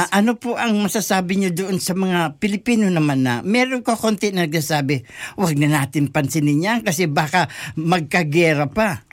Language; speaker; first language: Filipino; native; Filipino